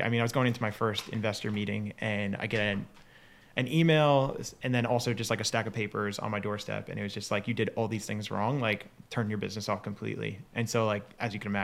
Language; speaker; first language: English; native; English